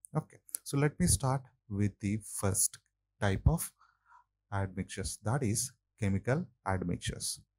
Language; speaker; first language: English; non-native, local second language; Telugu